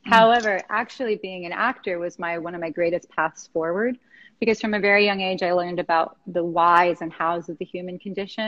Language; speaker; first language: English; native; English